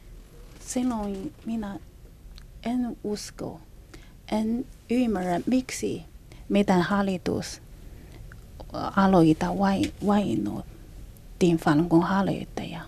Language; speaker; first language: Finnish; non-native, learner; Chinese